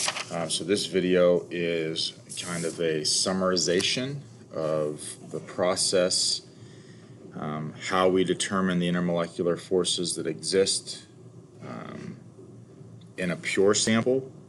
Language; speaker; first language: English; native; English